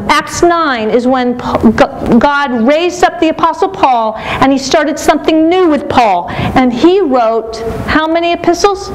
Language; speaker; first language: English; native; English